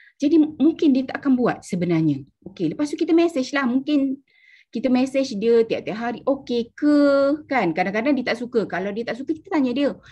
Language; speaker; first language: Malay; native; Malay